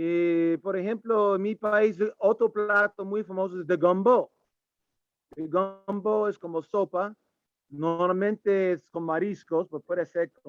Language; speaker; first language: Spanish; non-native, learner; English